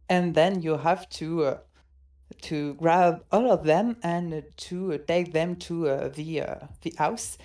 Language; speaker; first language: English; non-native, fluent; French